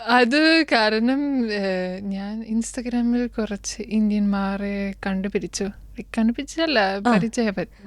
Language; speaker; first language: Malayalam; non-native, fluent; German